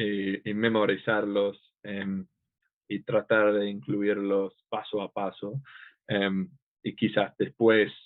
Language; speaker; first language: Spanish; non-native, fluent; English